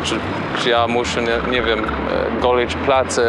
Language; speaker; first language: Polish; non-native, learner; English